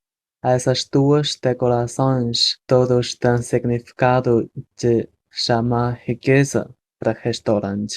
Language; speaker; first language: Portuguese; non-native, fluent; Chinese